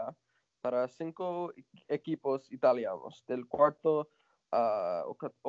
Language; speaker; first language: Spanish; non-native, fluent; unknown